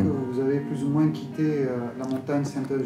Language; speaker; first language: French; native; French